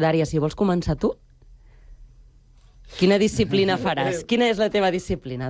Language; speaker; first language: Catalan; native; Catalan